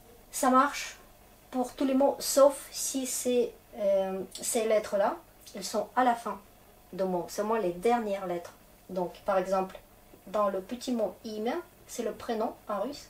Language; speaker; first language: French; non-native, fluent; Russian